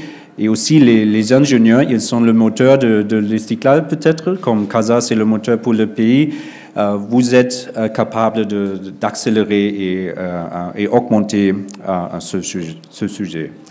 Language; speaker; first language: French; non-native, fluent; German